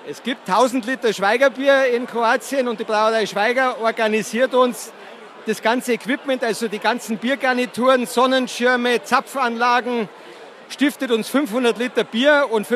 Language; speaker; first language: German; native; German